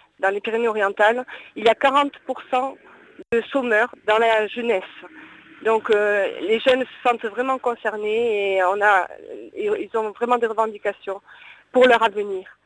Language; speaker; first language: French; native; French